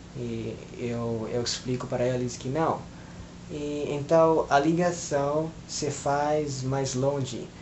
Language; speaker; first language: Portuguese; non-native, fluent; Filipino